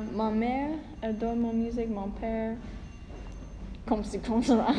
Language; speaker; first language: French; non-native, learner; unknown